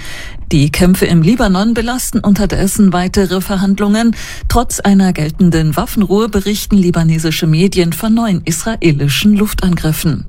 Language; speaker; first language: German; native; German